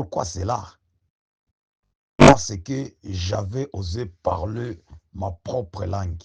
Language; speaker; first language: French; non-native, local second language; Swahili